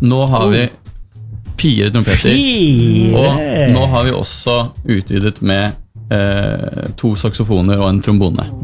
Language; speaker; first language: Norwegian; native; Norwegian